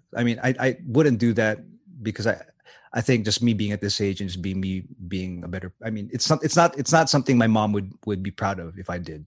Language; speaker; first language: English; native; English